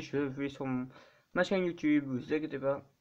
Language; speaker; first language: French; native; French